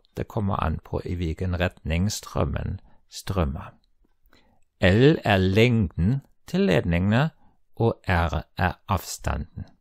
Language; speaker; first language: Norwegian; non-native, fluent; German